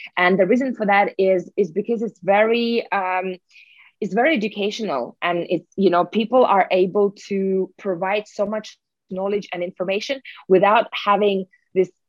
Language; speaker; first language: English; non-native, fluent; Russian